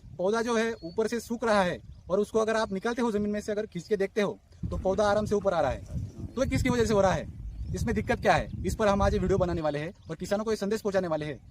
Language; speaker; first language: Hindi; non-native, local second language; Marathi